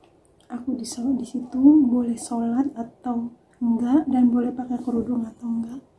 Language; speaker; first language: Indonesian; non-native, local second language; Javanese